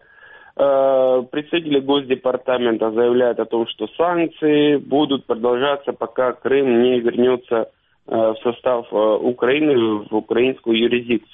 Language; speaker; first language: Russian; native; Russian